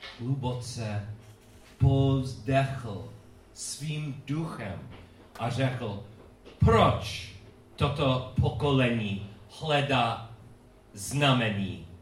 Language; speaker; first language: Czech; non-native, fluent; English